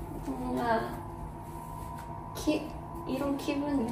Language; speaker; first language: Korean; non-native, learner; Japanese